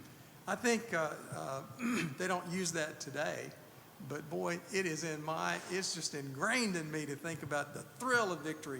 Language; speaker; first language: English; native; English